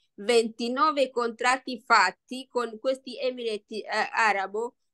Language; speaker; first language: Italian; non-native, learner; Swahili